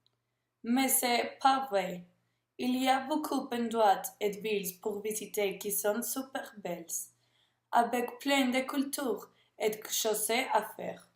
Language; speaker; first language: French; non-native, learner; Spanish